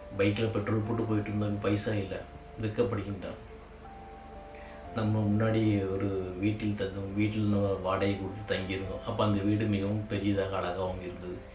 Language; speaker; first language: Tamil; native; Tamil